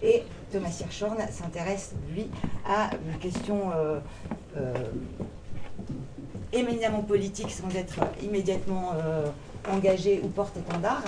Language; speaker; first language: French; native; French